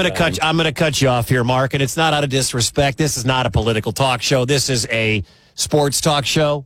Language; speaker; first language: English; native; English